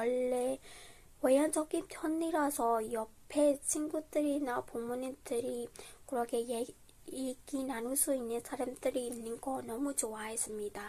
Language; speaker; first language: Korean; non-native, fluent; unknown